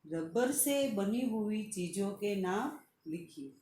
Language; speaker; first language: Hindi; non-native, local second language; Gujarati